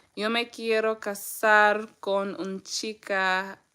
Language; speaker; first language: Spanish; non-native, learner; English